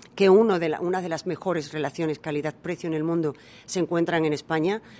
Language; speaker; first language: Spanish; native; Spanish